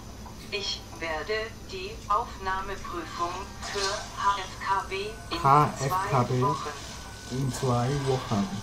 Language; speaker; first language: German; non-native, learner; Chinese